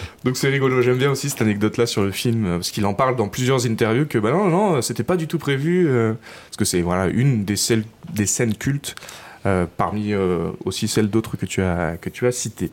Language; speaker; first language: French; native; French